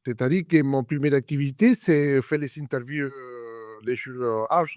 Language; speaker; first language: French; non-native, learner; Spanish